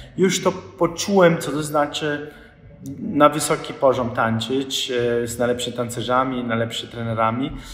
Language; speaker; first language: Polish; non-native, fluent; Italian